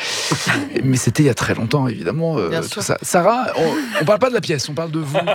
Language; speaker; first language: French; native; French